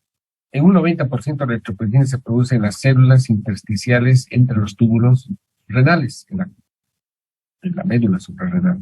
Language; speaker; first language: Spanish; native; Spanish